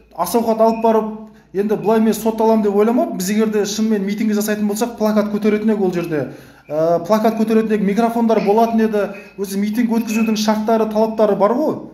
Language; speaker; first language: Kazakh; native; Kazakh